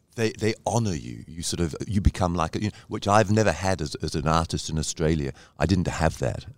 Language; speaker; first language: English; native; English